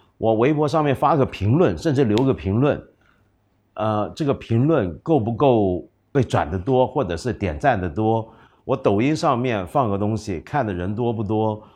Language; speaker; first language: Chinese; non-native, local second language; Cantonese